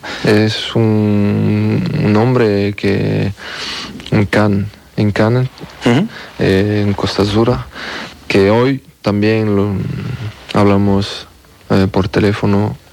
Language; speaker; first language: Spanish; non-native, learner; French